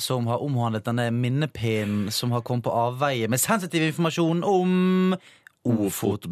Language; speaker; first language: Norwegian; native; Norwegian